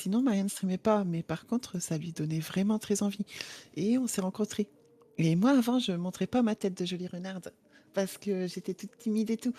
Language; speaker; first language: French; native; French